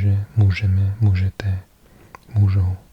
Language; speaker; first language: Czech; non-native, learner; English